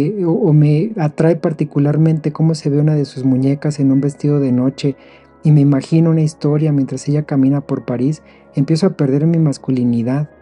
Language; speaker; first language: Spanish; native; Spanish